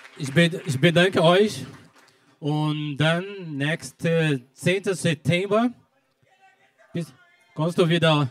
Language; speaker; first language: German; non-native, learner; Portuguese